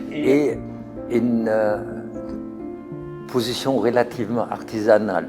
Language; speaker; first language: French; non-native, fluent; German